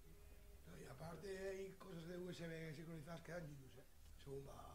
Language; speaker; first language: Spanish; native; Spanish